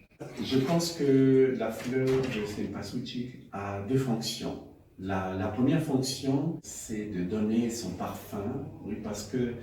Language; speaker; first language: French; non-native, fluent; Spanish